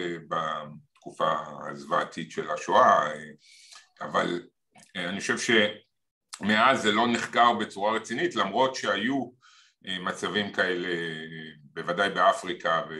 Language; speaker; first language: Hebrew; native; Hebrew